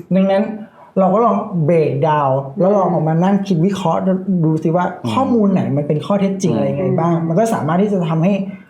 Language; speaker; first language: Thai; native; Thai